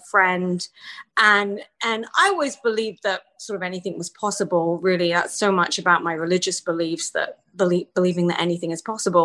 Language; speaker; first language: English; native; English